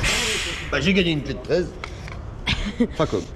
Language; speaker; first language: French; native; French